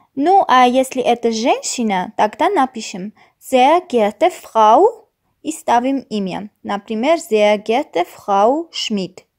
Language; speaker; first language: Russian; non-native, fluent; Armenian